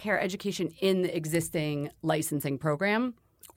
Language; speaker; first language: English; native; English